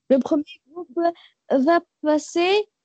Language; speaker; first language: French; non-native, learner; Arabic